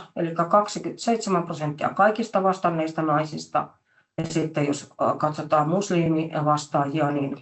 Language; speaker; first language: Finnish; native; Finnish